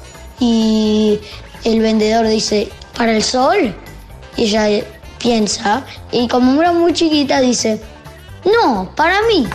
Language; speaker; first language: Spanish; early bilingual, heritage; Spanish